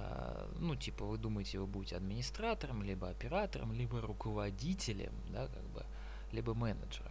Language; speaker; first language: Russian; native; Russian